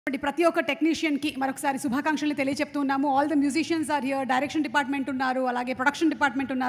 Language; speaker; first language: Telugu; native; Telugu